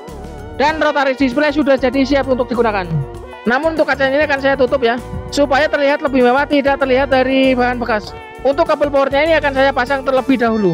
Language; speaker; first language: Indonesian; native; Indonesian